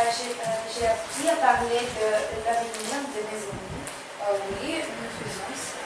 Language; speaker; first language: French; non-native, learner; Ukrainian